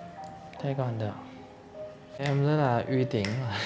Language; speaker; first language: Vietnamese; non-native, fluent; Chinese